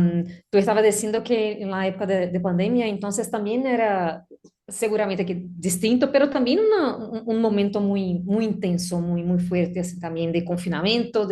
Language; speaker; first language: Spanish; non-native, learner; Portuguese